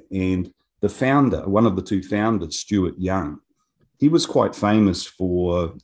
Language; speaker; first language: English; native; English